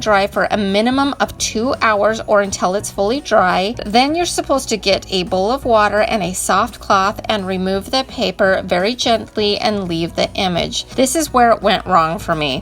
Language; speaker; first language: English; native; English